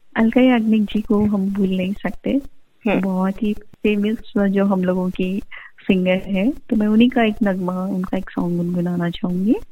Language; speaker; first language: Hindi; native; Hindi